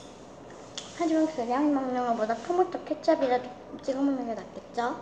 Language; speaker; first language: Korean; early bilingual, heritage; Korean